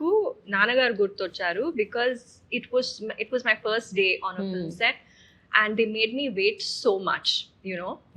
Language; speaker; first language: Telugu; non-native, local second language; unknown